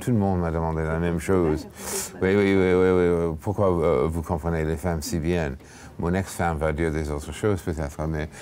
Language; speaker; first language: French; non-native, fluent; English